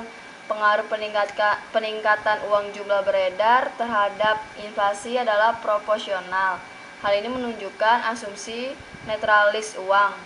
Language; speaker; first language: Indonesian; native; Indonesian